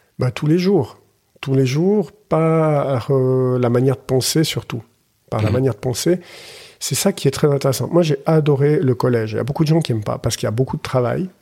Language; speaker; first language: French; native; French